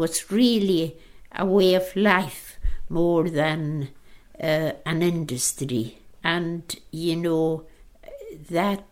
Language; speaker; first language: English; non-native, local second language; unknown